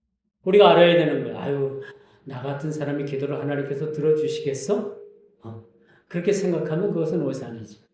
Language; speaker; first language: Korean; native; Korean